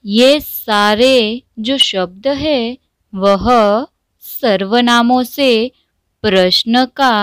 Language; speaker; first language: Hindi; non-native, local second language; Gujarati